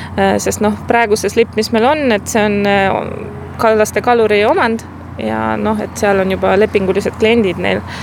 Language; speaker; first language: Estonian; non-native, local second language; Russian